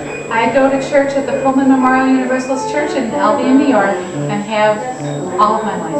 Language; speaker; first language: English; native; English